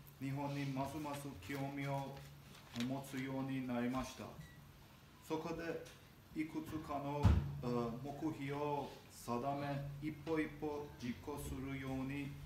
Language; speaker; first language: Japanese; non-native, learner; Armenian